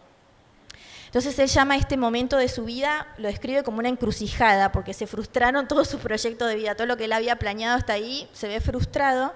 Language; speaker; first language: Spanish; native; Spanish